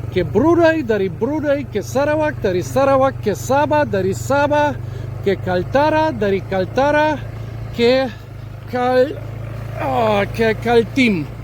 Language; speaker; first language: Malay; non-native, learner; German